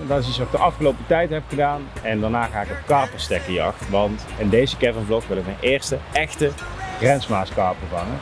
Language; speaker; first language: Dutch; native; Dutch